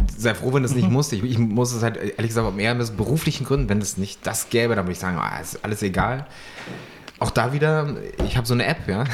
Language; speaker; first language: German; native; German